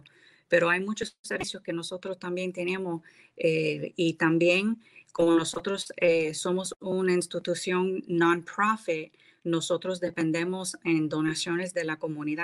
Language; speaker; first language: Spanish; early bilingual, heritage; English